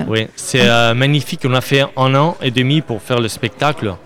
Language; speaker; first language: French; non-native, learner; Spanish